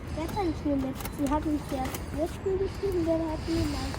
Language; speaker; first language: German; early bilingual, other home language; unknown